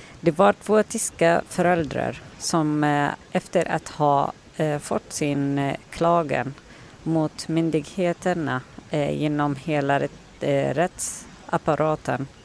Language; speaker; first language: Swedish; non-native, learner; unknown